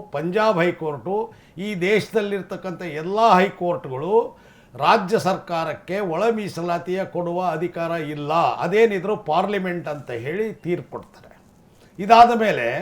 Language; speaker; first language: Kannada; non-native, local second language; Lambadi